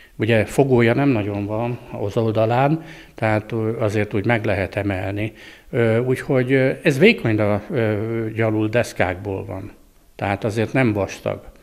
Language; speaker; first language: Hungarian; native; Hungarian